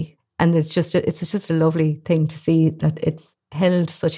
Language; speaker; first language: English; native; English